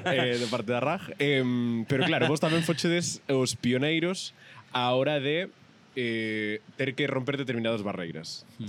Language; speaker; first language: Galician; native; Galician